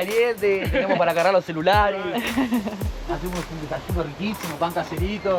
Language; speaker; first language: Spanish; native; Spanish